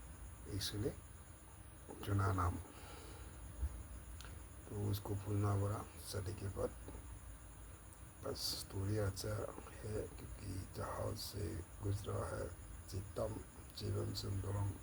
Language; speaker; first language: Hindi; non-native, local second language; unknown